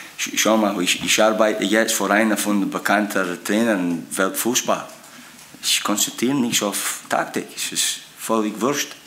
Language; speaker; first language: German; non-native, fluent; English